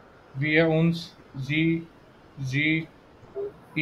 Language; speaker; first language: German; non-native, learner; Urdu